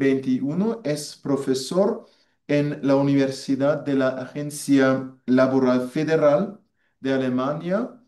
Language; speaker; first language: Spanish; non-native, fluent; German